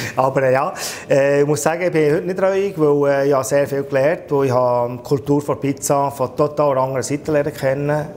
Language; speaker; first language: German; non-native, fluent; Italian